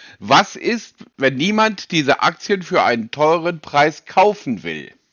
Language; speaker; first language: German; native; German